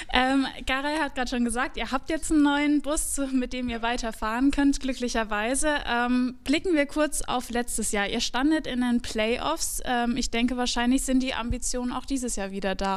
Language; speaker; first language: German; native; German